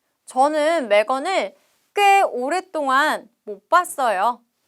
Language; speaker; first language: Korean; native; Korean